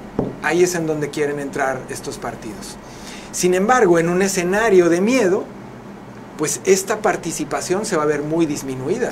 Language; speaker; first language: Spanish; native; Spanish